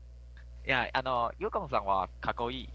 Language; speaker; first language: Japanese; non-native, learner; Chinese